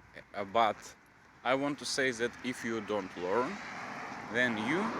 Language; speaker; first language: English; non-native, learner; Russian